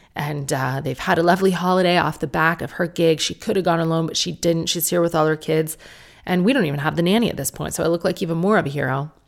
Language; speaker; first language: English; native; English